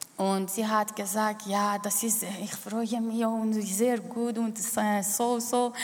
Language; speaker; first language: German; non-native, fluent; Persian